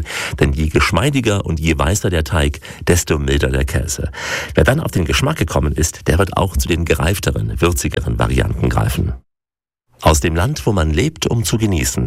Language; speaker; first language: German; native; German